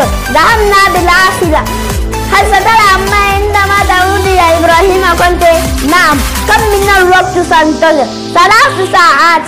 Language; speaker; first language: Arabic; non-native, learner; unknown